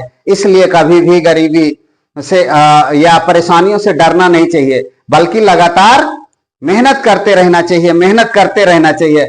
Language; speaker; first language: Hindi; native; Hindi